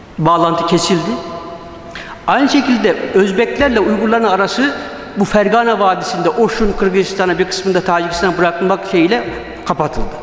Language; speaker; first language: Turkish; early bilingual, other home language; Uyghur